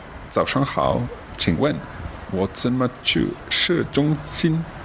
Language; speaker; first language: Chinese; non-native, learner; English